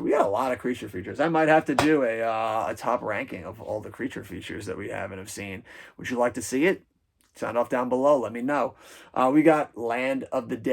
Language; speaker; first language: English; native; English